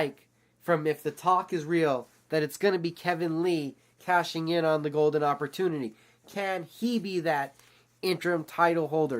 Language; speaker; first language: English; native; English